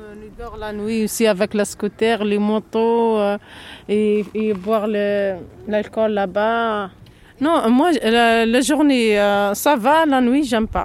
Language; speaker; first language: French; non-native, learner; Arabic